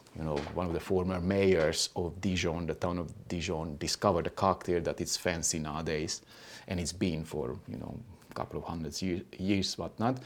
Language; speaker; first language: English; non-native, fluent; Hungarian